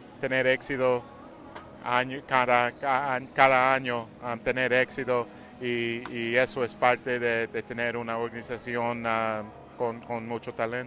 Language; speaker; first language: Spanish; non-native, learner; English